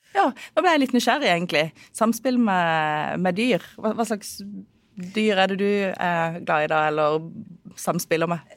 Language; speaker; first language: Norwegian; native; Norwegian